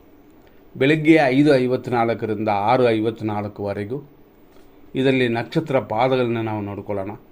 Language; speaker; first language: Kannada; native; Kannada